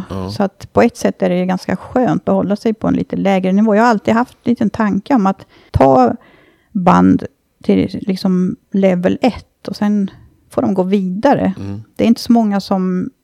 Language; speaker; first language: Swedish; native; Swedish